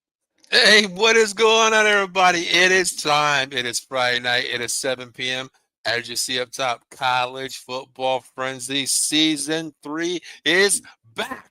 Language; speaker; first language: English; native; English